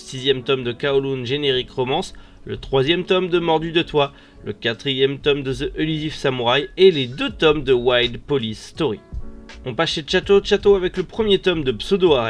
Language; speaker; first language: French; native; French